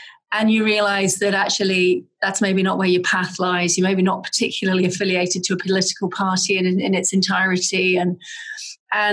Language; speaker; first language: English; native; English